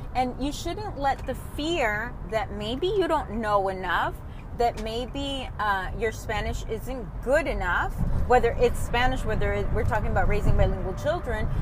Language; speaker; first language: English; early bilingual, other home language; Spanish